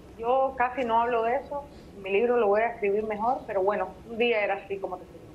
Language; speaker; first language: Spanish; native; Spanish